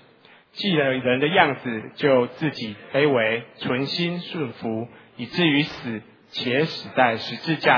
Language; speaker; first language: Chinese; native; Chinese